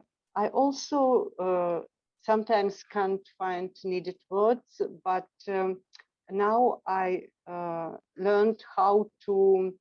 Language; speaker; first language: English; non-native, fluent; Russian